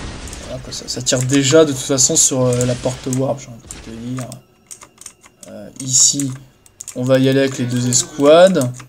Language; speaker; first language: French; native; French